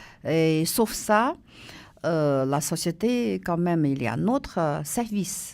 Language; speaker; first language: French; non-native, learner; Chinese